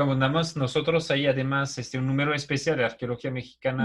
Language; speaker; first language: Spanish; native; Spanish